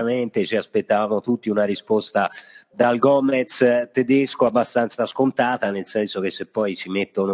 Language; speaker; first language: Italian; native; Italian